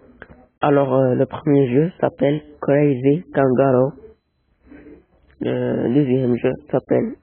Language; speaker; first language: French; non-native, learner; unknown